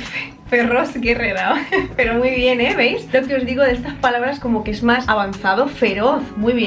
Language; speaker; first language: Spanish; native; Spanish